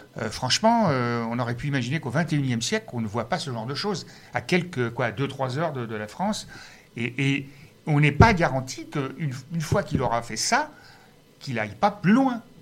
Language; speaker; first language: French; native; French